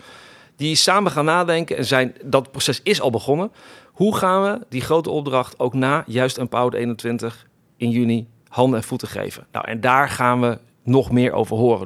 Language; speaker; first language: Dutch; native; Dutch